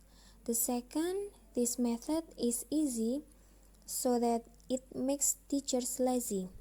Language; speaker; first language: English; non-native, learner; Indonesian